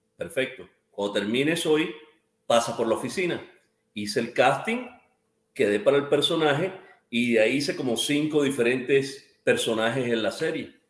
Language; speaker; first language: Spanish; native; Spanish